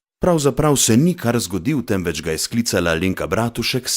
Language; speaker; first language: Slovenian; native; Slovenian